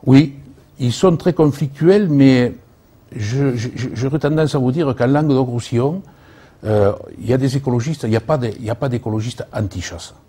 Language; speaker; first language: French; native; French